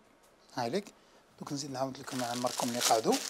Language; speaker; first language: Arabic; native; Arabic